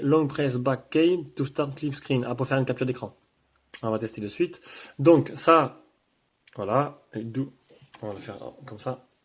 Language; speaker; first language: French; native; French